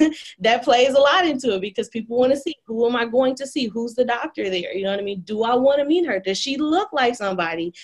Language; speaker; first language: English; native; English